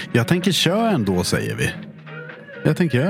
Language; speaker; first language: Swedish; native; Swedish